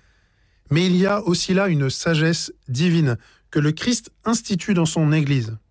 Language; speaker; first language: French; native; French